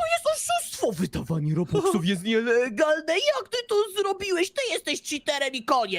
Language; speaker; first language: Polish; native; Polish